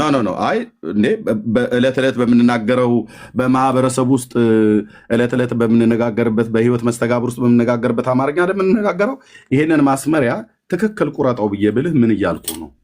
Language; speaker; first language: Amharic; native; Amharic